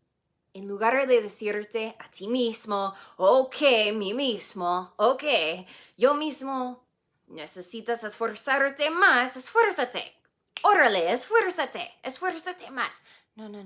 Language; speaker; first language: Spanish; non-native, fluent; English